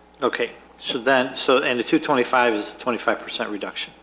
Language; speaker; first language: English; native; English